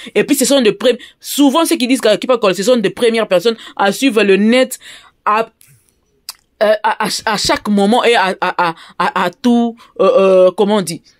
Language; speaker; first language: French; non-native, local second language; Lingala